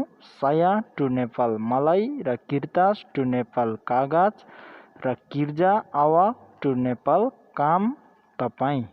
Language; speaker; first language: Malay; non-native, learner; Nepali